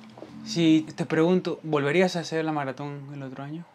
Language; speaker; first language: Spanish; native; Spanish